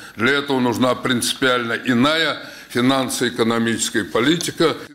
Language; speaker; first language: Russian; native; Russian